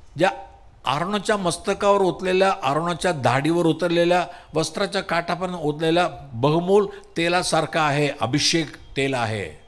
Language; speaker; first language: Marathi; non-native, local second language; Tamil